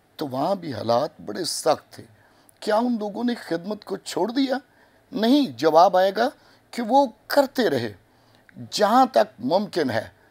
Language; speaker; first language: Urdu; non-native, local second language; Punjabi